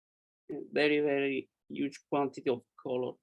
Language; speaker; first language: English; non-native, learner; Italian